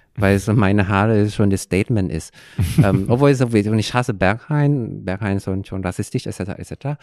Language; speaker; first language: German; non-native, fluent; Thai